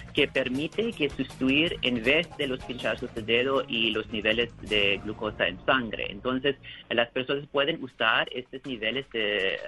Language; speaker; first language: Spanish; non-native, learner; English